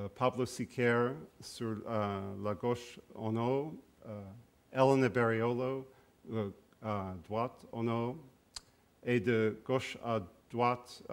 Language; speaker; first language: French; non-native, fluent; English